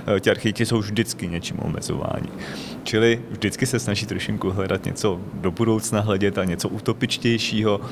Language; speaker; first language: Czech; native; Czech